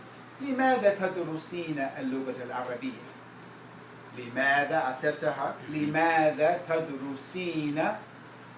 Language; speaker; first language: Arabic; non-native, fluent; English